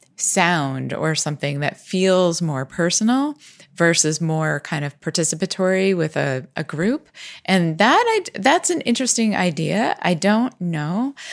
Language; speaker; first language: English; native; English